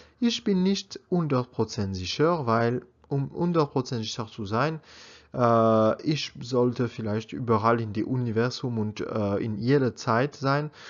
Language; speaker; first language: German; non-native, learner; French